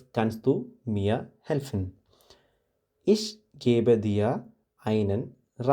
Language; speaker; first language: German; non-native, fluent; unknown